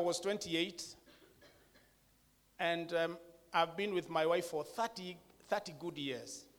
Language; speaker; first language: English; non-native, local second language; Kikuyu